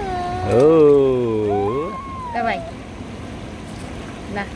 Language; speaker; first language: Korean; non-native, fluent; Russian